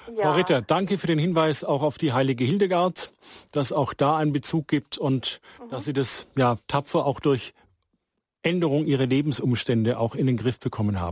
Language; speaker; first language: German; native; German